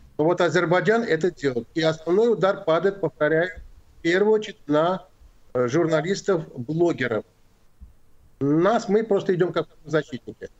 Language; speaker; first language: Russian; non-native, local second language; Azerbaijani